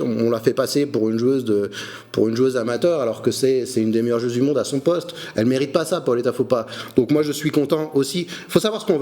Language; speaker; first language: French; native; French